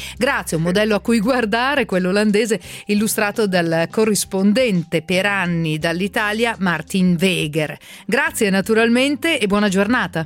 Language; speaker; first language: Italian; native; Italian